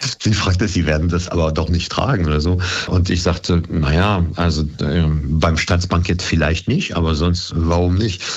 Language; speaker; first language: German; non-native, fluent; French